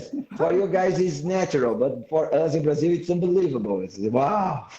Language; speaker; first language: English; non-native, fluent; Portuguese